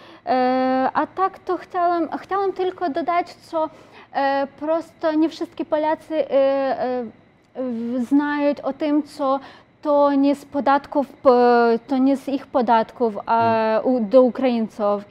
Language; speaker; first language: Polish; non-native, learner; Ukrainian